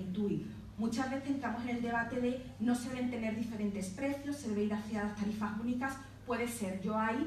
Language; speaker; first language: Spanish; native; Spanish